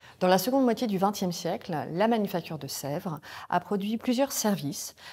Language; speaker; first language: French; native; French